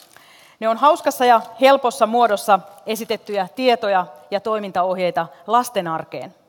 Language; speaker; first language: Finnish; native; Finnish